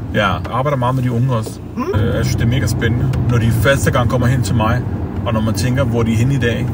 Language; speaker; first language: Danish; early bilingual, other home language; Kurdish